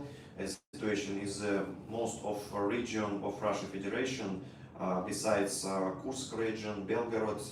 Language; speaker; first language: English; non-native, learner; Russian